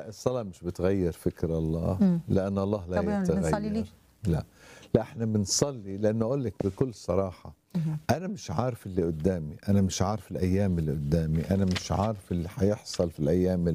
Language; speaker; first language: Arabic; native; Arabic